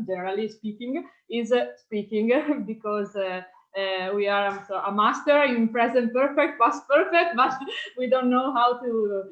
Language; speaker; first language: English; non-native, fluent; Italian